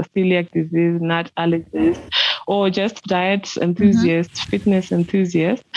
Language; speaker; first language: English; non-native, local second language; Shona